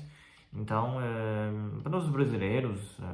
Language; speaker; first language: Portuguese; non-native, fluent; Chinese